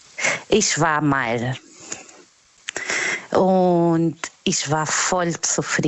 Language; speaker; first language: German; non-native, fluent; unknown